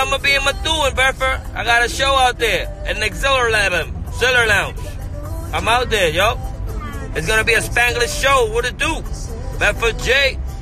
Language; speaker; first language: English; early bilingual, other home language; Spanish